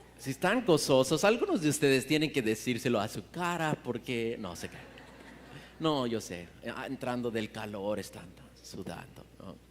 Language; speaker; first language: Spanish; early bilingual, heritage; Spanish